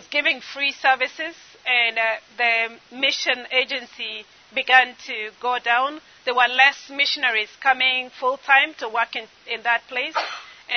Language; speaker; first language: English; non-native, local second language; Kamba